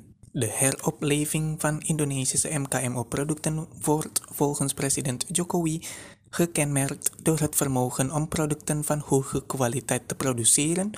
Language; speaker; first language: Dutch; non-native, fluent; Indonesian